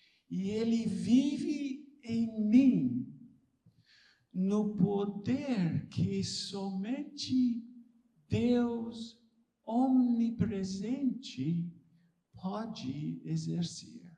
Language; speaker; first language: Portuguese; non-native, fluent; English